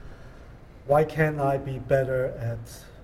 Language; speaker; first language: English; non-native, local second language; Cantonese